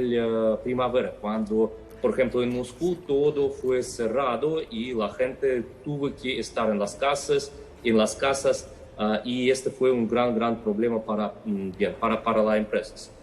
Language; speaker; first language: Spanish; non-native, fluent; Russian